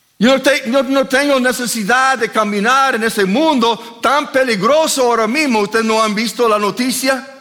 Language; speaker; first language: Spanish; non-native, fluent; English